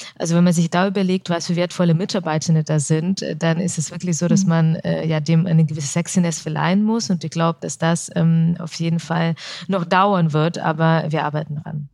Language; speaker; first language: German; early bilingual, other home language; Russian